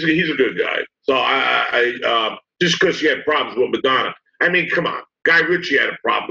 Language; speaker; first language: English; native; English